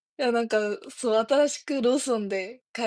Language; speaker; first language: Japanese; non-native, fluent; Korean